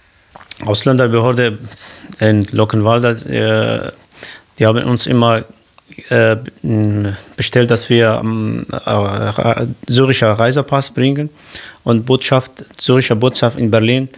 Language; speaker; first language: German; non-native, learner; Arabic